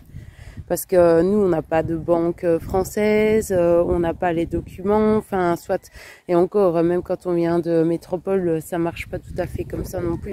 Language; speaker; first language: French; native; French